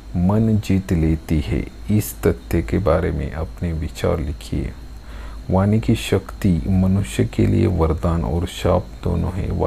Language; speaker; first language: Hindi; non-native, local second language; Marathi